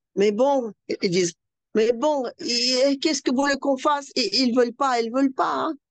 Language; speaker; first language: French; non-native, fluent; Russian